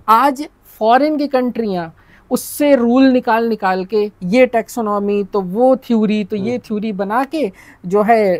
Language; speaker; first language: Hindi; native; Hindi